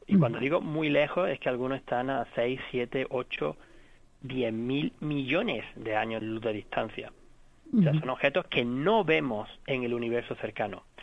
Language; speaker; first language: Spanish; native; Spanish